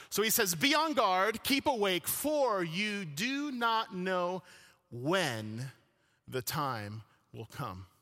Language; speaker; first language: English; early bilingual, other home language; Arabic